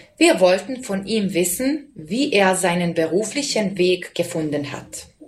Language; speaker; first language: German; non-native, fluent; Serbian